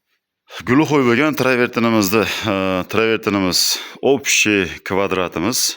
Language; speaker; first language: Uzbek; native; Uzbek